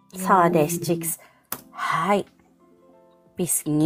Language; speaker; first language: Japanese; non-native, fluent; Filipino